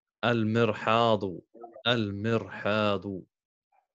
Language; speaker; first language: Arabic; non-native, fluent; English